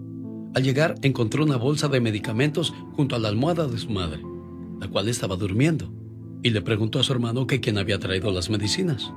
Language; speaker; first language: Spanish; native; Spanish